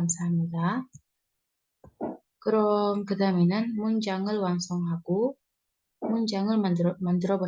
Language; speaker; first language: Korean; non-native, fluent; Indonesian